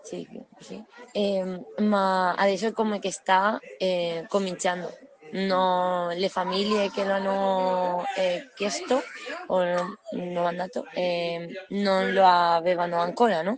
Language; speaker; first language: Italian; non-native, learner; Spanish